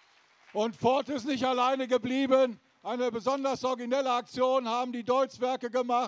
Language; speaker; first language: German; native; German